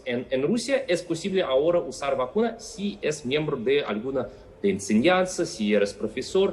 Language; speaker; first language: Spanish; non-native, fluent; Russian